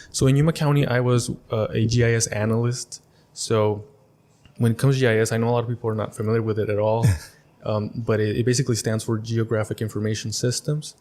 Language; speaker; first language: English; early bilingual, other home language; Spanish